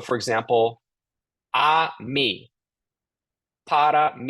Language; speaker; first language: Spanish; non-native, fluent; English